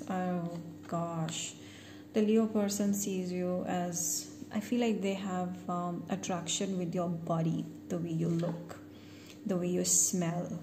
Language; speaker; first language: English; non-native, local second language; Hindi